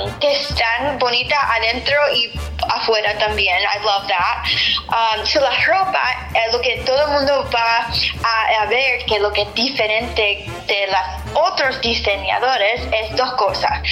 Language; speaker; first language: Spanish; early bilingual, heritage; English